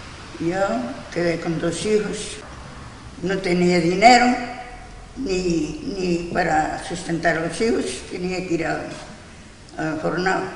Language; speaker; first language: Spanish; non-native, local second language; Galician